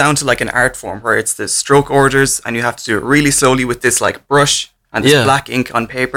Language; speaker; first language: English; native; English